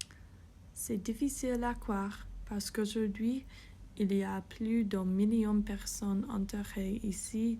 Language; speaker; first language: French; non-native, fluent; English